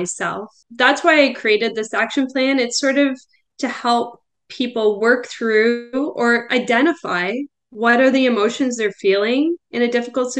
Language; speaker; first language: English; native; English